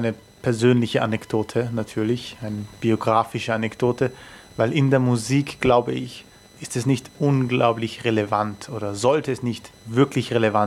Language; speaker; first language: German; non-native, local second language; Persian